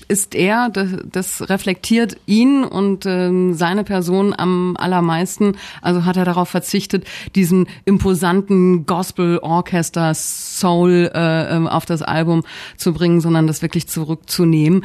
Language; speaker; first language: German; native; German